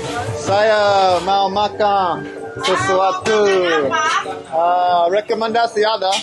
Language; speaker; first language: Indonesian; non-native, learner; English